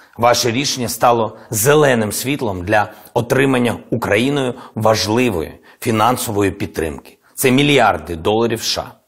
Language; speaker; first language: Ukrainian; non-native, local second language; Russian